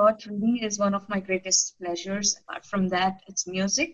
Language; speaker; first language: English; non-native, local second language; Telugu